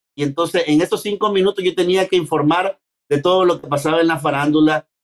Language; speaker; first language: Spanish; native; Spanish